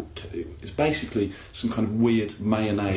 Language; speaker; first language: English; native; English